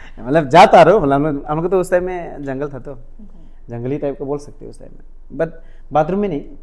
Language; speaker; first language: Hindi; non-native, local second language; Mising